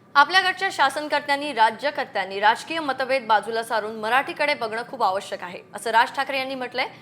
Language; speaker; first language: Marathi; native; Marathi